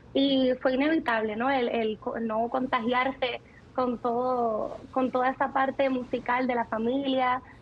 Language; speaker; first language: Spanish; native; Spanish